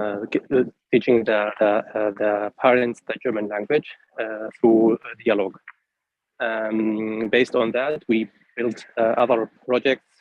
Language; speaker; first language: English; non-native, fluent; Arabic